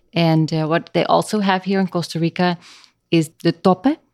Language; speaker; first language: English; non-native, fluent; Dutch